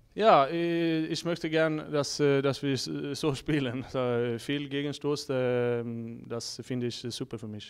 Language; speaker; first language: German; non-native, learner; Swedish